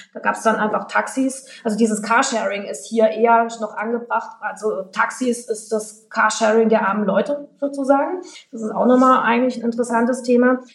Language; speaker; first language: German; native; German